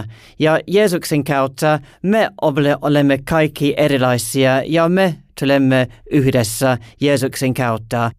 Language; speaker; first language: Finnish; non-native, learner; English